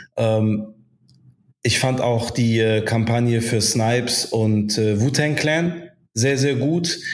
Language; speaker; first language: German; early bilingual, other home language; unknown